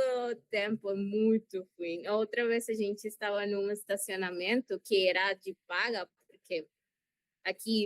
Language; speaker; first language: Portuguese; non-native, learner; Spanish